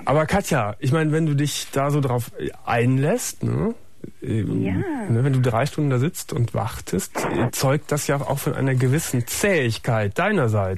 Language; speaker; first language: German; native; German